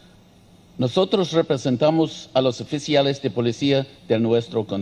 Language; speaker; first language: Spanish; non-native, learner; English